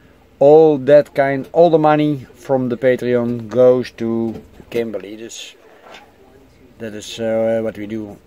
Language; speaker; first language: English; non-native, learner; Dutch